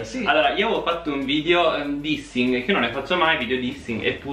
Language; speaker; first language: Italian; native; Italian